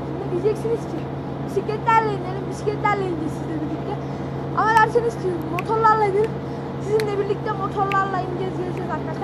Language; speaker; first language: Turkish; native; Turkish